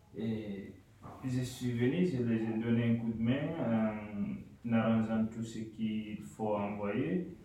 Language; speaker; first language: French; non-native, local second language; Fula